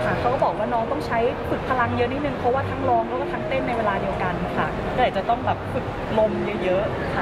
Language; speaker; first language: Thai; native; Thai